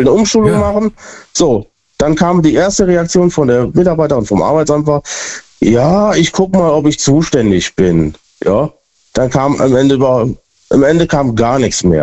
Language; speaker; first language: German; native; German